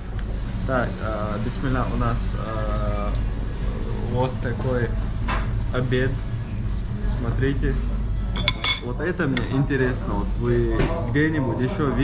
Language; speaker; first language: Russian; non-native, local second language; Chechen